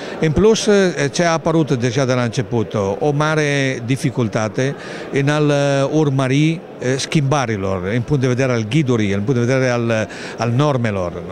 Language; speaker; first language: Romanian; non-native, fluent; Italian